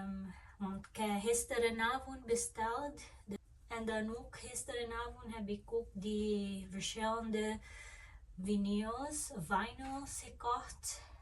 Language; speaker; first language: Dutch; non-native, fluent; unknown